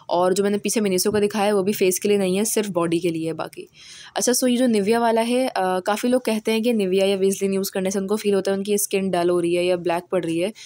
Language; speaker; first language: Urdu; native; Urdu